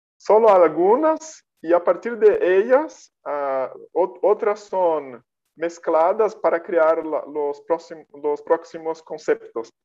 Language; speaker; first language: Spanish; non-native, fluent; Portuguese